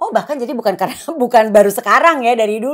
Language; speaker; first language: Indonesian; native; Indonesian